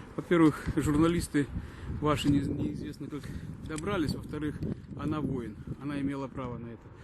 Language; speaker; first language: Russian; non-native, local second language; Ukrainian